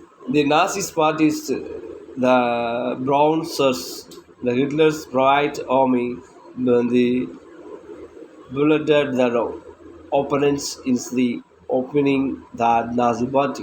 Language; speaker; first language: English; non-native, local second language; Tamil